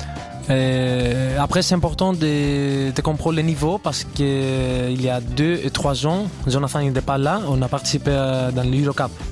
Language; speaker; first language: French; non-native, fluent; Greek